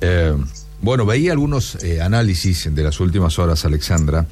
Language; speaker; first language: Spanish; native; Spanish